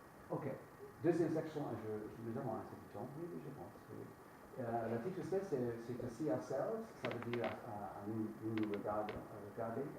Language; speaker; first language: French; non-native, fluent; English